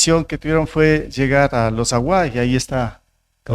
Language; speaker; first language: Spanish; native; Spanish